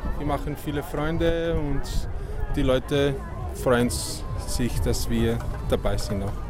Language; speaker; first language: German; non-native, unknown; Portuguese